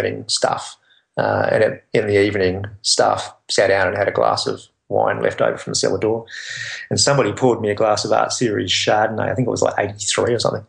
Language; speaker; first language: English; native; English